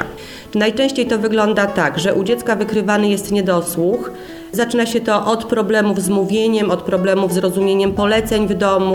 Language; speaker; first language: Polish; native; Polish